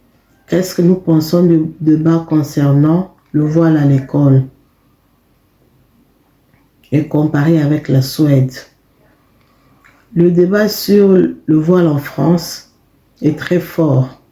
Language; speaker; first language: French; non-native, fluent; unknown